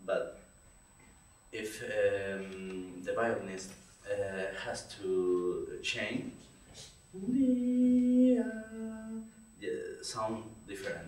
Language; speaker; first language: English; non-native, learner; Spanish